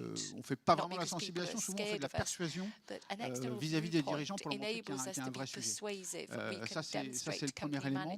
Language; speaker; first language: French; native; French